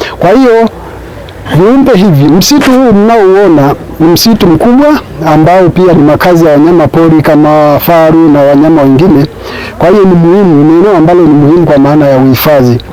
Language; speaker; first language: Swahili; non-native, local second language; Masai